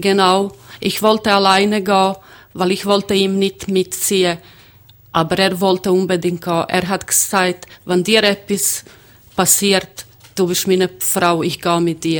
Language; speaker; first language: German; non-native, learner; Croatian